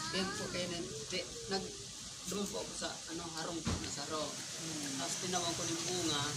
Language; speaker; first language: Filipino; non-native, local second language; Bikol